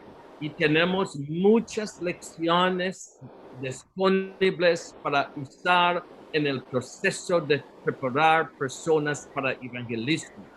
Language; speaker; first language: Spanish; non-native, learner; English